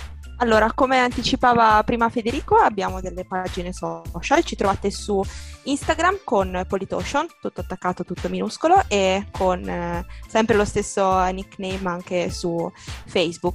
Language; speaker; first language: Italian; native; Italian